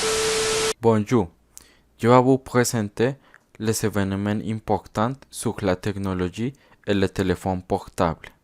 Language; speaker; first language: French; non-native, learner; Spanish